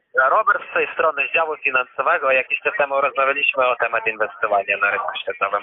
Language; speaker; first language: Polish; non-native, learner; Ukrainian